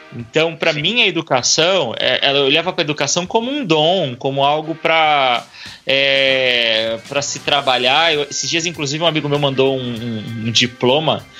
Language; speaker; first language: Portuguese; native; Portuguese